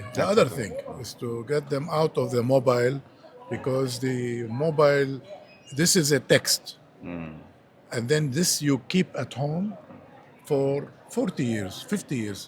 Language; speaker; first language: English; non-native, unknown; Arabic